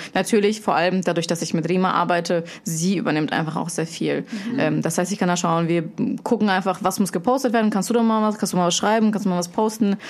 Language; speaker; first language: German; early bilingual, other home language; Russian